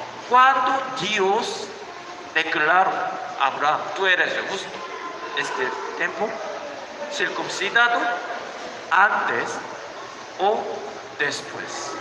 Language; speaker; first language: Spanish; non-native, learner; Korean